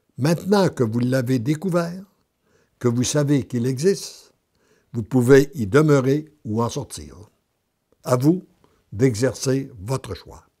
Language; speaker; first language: French; native; French